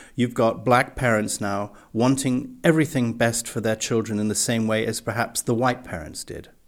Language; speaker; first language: English; native; English